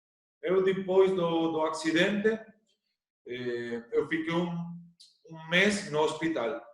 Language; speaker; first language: Portuguese; non-native, learner; Spanish